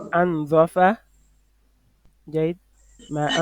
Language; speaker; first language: Arabic; non-native, fluent; French